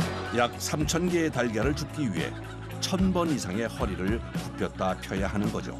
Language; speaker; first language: Korean; native; Korean